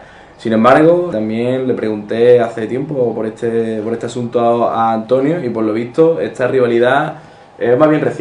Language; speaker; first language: Spanish; native; Spanish